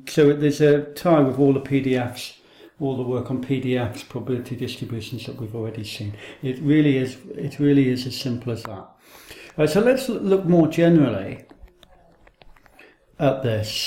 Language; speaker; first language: English; native; English